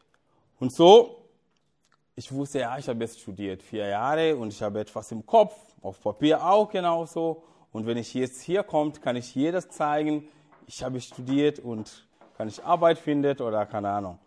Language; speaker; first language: German; non-native, fluent; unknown